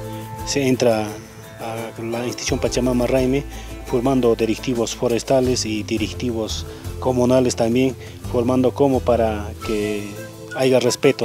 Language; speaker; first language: Spanish; non-native, local second language; Quechua